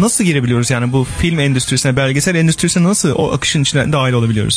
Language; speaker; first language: Turkish; native; Turkish